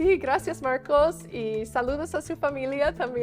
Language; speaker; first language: Spanish; non-native, fluent; English